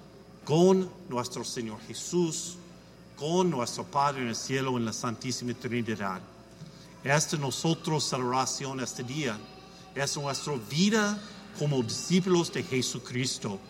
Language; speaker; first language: Spanish; non-native, learner; English